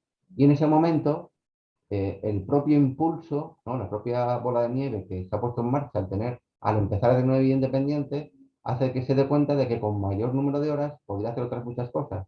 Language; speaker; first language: Spanish; native; Spanish